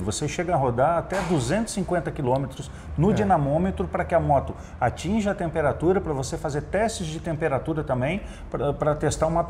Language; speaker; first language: Portuguese; native; Portuguese